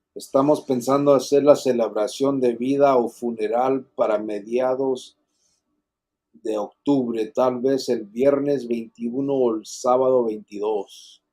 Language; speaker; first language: Spanish; early bilingual, other home language; English